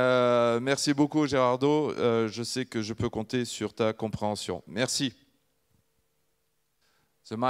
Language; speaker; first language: French; native; French